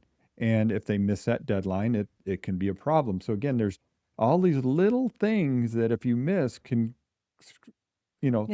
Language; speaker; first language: English; native; English